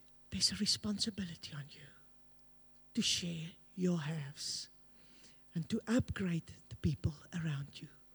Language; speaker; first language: English; non-native, local second language; Afrikaans